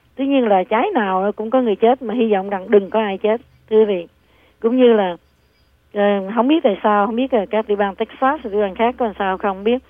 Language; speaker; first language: Vietnamese; native; Vietnamese